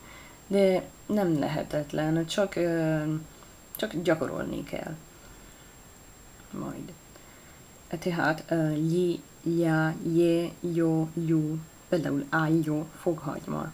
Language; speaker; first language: Hungarian; non-native, learner; Italian